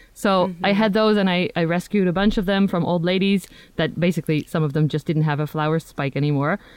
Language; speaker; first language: English; non-native, fluent; Dutch